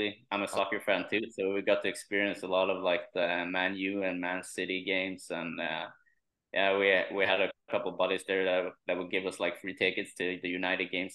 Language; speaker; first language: English; non-native, fluent; Swedish